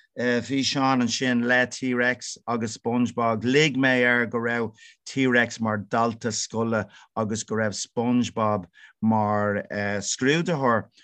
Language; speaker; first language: Irish; non-native, local second language; English